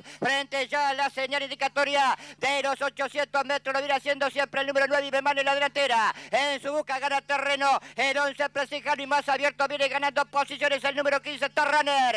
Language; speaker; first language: Spanish; native; Spanish